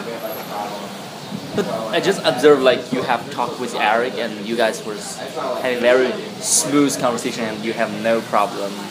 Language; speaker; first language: English; non-native, fluent; Chinese